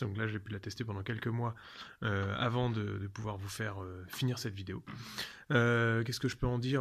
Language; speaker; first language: French; native; French